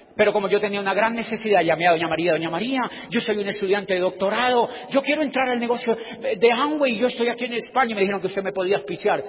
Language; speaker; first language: Spanish; native; Spanish